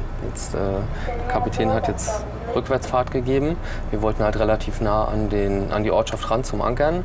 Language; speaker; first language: German; native; German